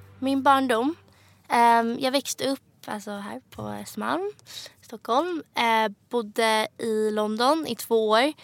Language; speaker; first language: Swedish; native; Swedish